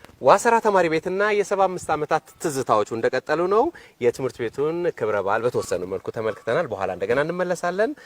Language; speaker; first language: Amharic; native; Amharic